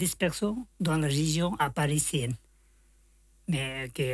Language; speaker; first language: French; non-native, learner; Tibetan